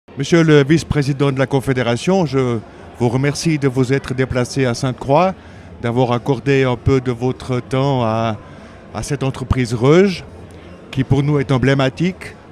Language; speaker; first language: French; native; French